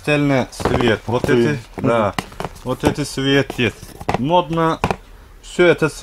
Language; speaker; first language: Russian; non-native, learner; Turkish